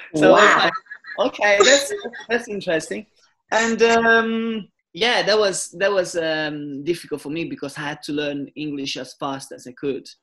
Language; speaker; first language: English; non-native, fluent; Italian